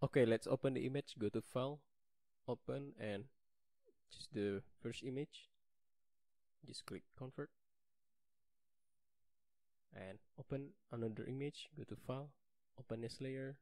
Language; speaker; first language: English; non-native, learner; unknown